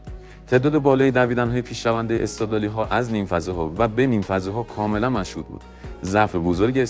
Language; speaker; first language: Persian; native; Persian